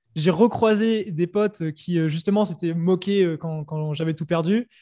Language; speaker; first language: French; native; French